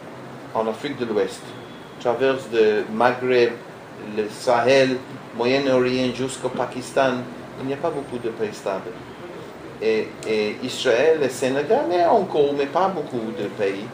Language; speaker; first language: French; non-native, learner; Hebrew